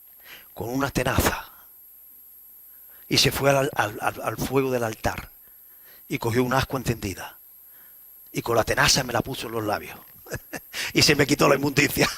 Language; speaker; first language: Spanish; native; Spanish